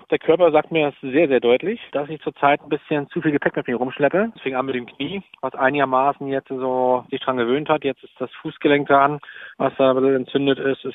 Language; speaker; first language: German; native; German